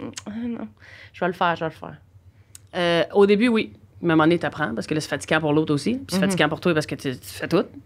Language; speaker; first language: French; native; French